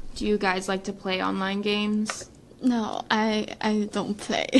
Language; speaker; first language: English; native; English